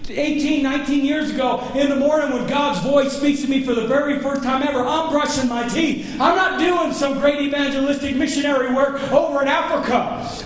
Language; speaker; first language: English; native; English